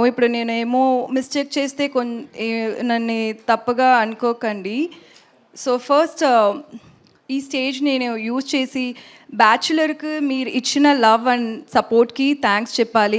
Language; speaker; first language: Telugu; non-native, learner; Tamil